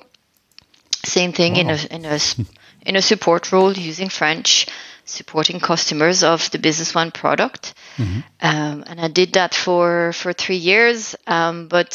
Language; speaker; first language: English; non-native, fluent; French